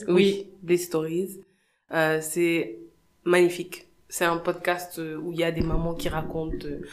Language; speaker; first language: French; non-native, local second language; Wolof